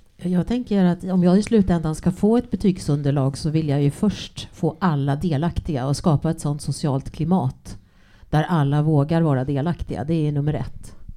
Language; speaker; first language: Swedish; early bilingual, other home language; English